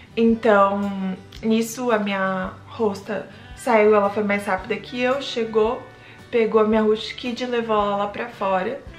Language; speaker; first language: Portuguese; native; Portuguese